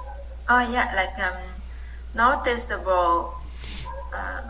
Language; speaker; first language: English; non-native, learner; Vietnamese